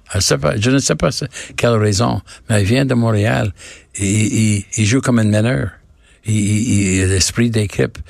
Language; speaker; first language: French; non-native, learner; English